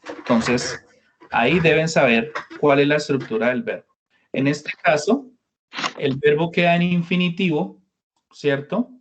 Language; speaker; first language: Spanish; non-native, fluent; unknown